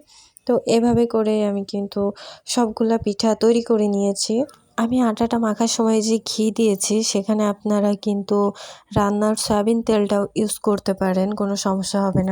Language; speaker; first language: Bangla; native; Bangla